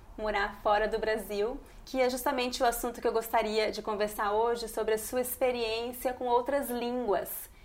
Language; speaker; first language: Portuguese; native; Portuguese